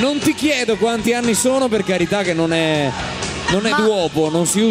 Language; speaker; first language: Italian; native; Italian